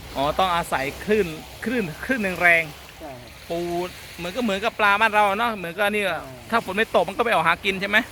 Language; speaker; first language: Thai; native; Thai